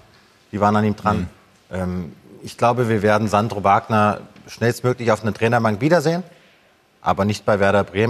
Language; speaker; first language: German; native; German